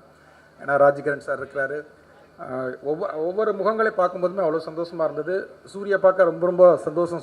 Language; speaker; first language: Tamil; native; Tamil